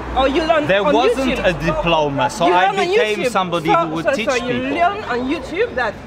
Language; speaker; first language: English; non-native, learner; French